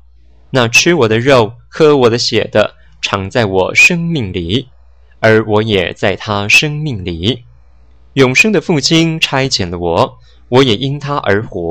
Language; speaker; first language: Chinese; native; Chinese